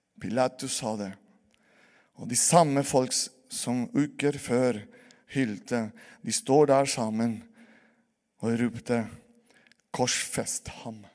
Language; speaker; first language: Norwegian; non-native, fluent; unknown